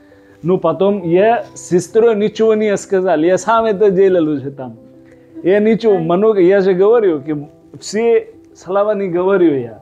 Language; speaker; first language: Russian; non-native, learner; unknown